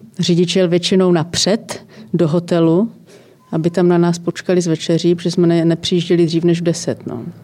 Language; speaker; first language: Czech; native; Czech